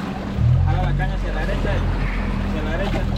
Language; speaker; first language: Spanish; non-native, learner; French